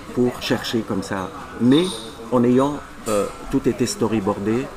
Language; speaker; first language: French; non-native, local second language; Arabic